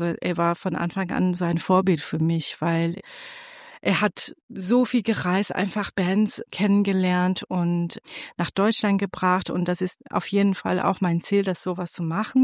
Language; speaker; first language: German; non-native, fluent; Persian